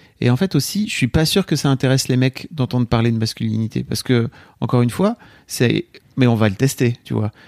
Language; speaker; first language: French; native; French